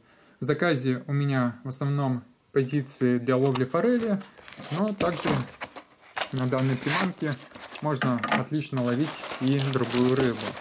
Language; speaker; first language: Russian; native; Russian